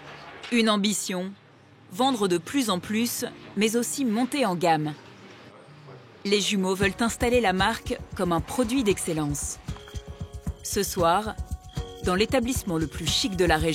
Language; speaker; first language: French; native; French